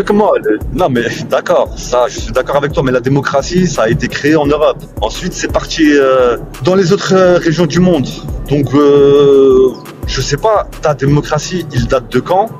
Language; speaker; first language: French; early bilingual, other home language; Turkish